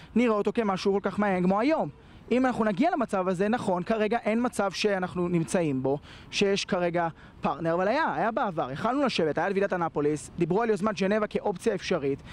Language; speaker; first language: Hebrew; native; Hebrew